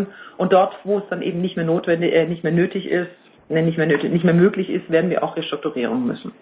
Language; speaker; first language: German; native; German